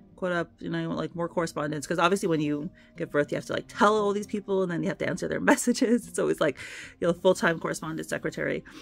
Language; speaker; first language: English; native; English